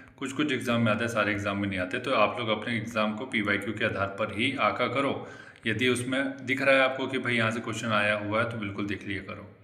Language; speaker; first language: Hindi; native; Hindi